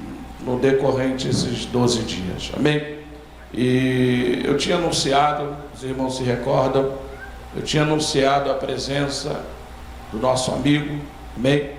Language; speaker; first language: Portuguese; native; Portuguese